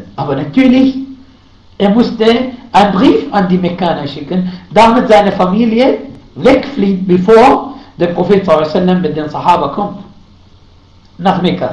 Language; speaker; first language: German; non-native, fluent; Arabic